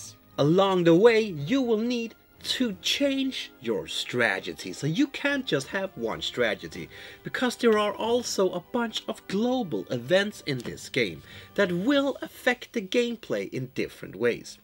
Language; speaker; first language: English; non-native, fluent; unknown